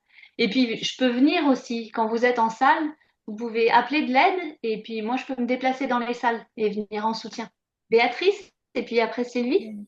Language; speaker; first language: French; native; French